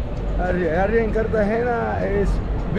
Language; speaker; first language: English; non-native, learner; Spanish